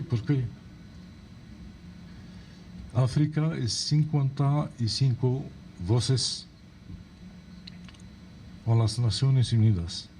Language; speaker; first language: Spanish; non-native, fluent; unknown